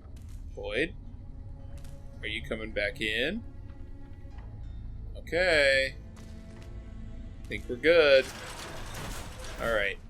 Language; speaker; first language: English; native; English